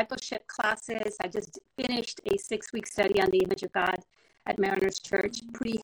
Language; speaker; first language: English; non-native, fluent; Spanish